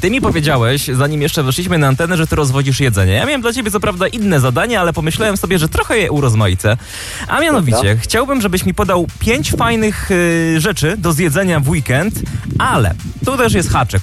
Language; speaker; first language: Polish; native; Polish